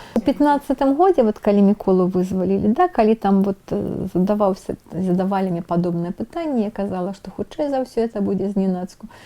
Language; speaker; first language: Belarusian; non-native, local second language; Russian